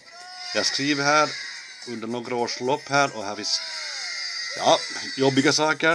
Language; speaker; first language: Swedish; native; Swedish